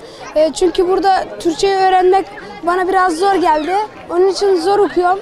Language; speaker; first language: Turkish; non-native, learner; Arabic